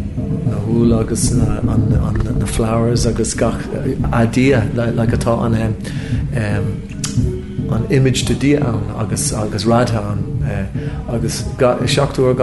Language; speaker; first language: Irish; non-native, local second language; English